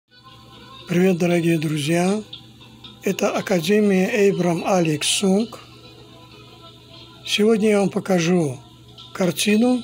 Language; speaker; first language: Russian; non-native, fluent; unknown